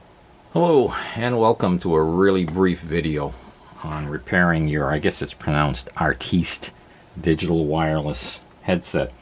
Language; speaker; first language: English; native; English